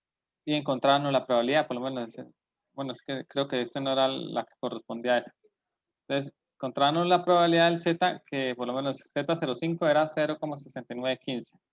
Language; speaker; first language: Spanish; native; Spanish